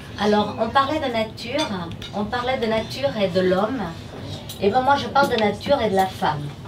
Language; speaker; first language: French; non-native, fluent; Portuguese